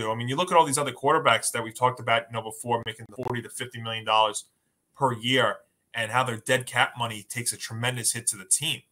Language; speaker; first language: English; native; English